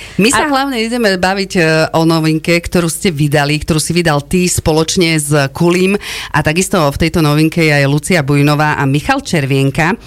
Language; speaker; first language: Slovak; native; Slovak